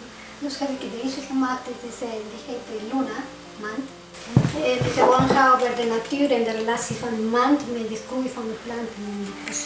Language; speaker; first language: Dutch; non-native, fluent; Spanish